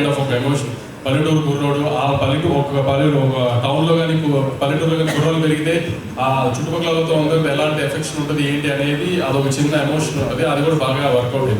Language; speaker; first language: Telugu; native; Telugu